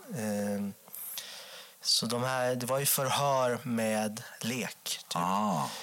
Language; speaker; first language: Swedish; native; Swedish